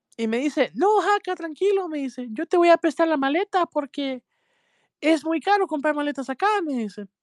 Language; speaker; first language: Spanish; native; Spanish